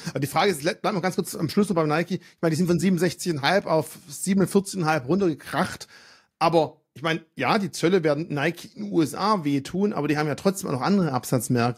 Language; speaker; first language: German; native; German